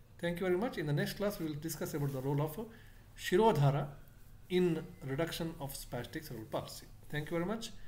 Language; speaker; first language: English; non-native, local second language; Kannada